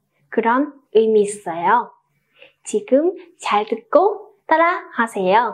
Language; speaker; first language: Korean; non-native, learner; Vietnamese